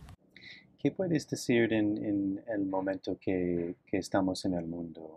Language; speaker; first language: Spanish; non-native, fluent; English